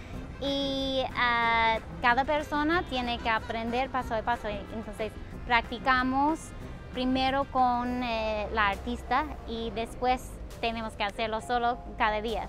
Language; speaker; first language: Spanish; non-native, fluent; English